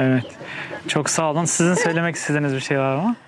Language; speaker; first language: Turkish; native; Turkish